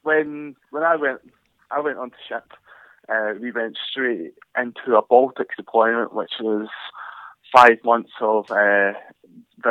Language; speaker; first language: English; native; English